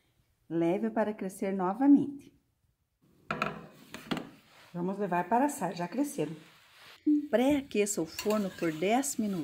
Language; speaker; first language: Portuguese; native; Portuguese